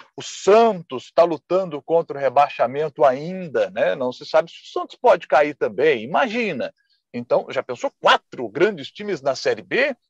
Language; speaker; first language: Portuguese; native; Portuguese